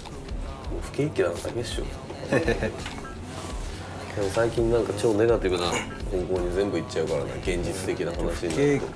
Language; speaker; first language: Japanese; native; Japanese